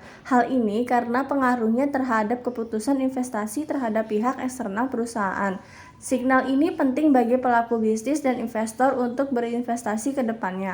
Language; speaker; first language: Indonesian; native; Indonesian